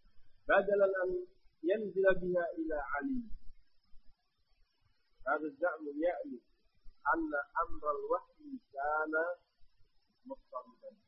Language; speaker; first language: Arabic; non-native, fluent; Indonesian